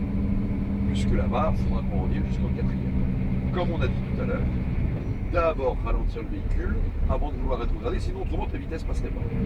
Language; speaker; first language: French; native; French